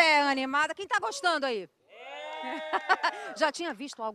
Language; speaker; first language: Portuguese; native; Portuguese